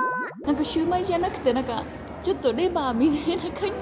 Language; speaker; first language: Japanese; native; Japanese